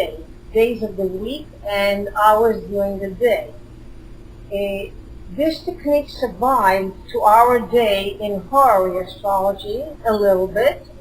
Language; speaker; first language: English; non-native, fluent; Hebrew